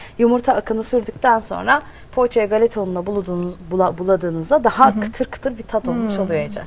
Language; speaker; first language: Turkish; native; Turkish